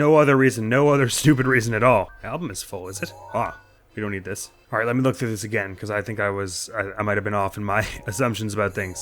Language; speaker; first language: English; native; English